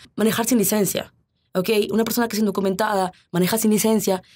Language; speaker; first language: Spanish; early bilingual, heritage; Spanish